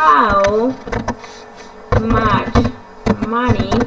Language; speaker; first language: English; non-native, fluent; Spanish